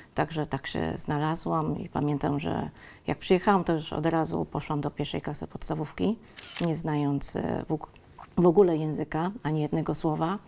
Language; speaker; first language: Polish; early bilingual, other home language; Vietnamese